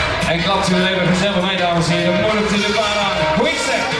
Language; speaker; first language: Dutch; native; Dutch